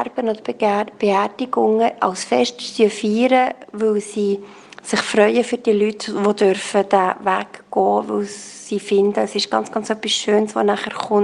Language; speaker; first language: German; native; German